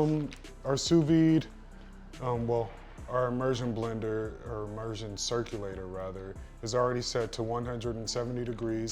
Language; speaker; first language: English; native; English